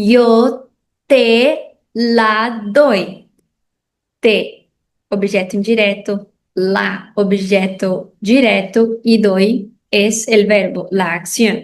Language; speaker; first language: Spanish; non-native, fluent; Portuguese